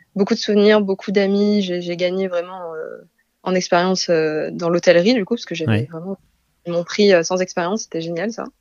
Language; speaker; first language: French; native; French